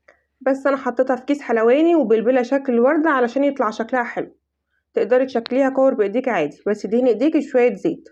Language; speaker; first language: Arabic; native; Arabic